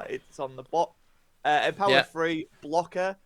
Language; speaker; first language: English; native; English